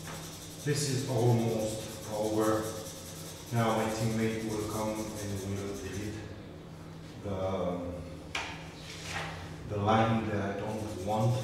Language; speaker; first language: English; non-native, fluent; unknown